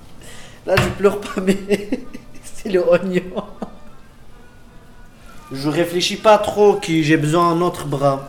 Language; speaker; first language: French; non-native, learner; Kurdish